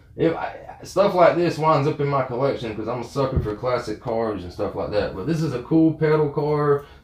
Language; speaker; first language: English; native; English